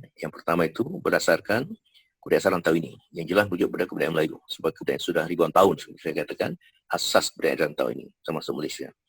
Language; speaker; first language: Malay; native; Malay